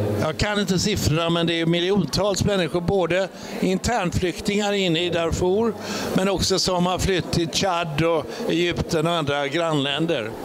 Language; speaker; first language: Swedish; native; Swedish